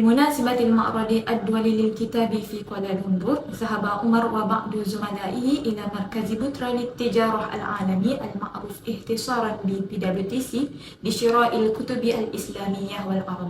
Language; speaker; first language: Arabic; non-native, learner; Malay